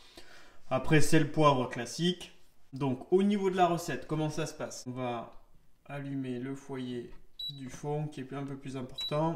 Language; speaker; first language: French; native; French